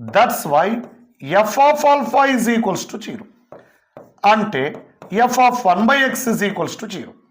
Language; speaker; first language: English; non-native, local second language; Telugu